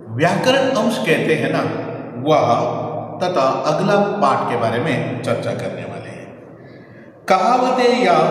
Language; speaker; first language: Hindi; non-native, local second language; Kannada